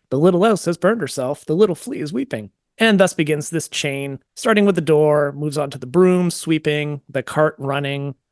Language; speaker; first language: English; native; English